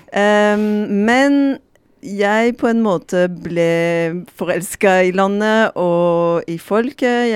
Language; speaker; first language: Norwegian; non-native, fluent; French